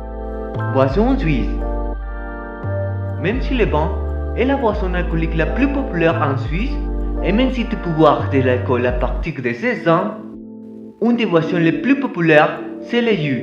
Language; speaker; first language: French; non-native, learner; Spanish